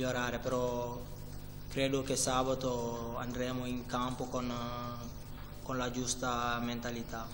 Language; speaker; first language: Italian; non-native, fluent; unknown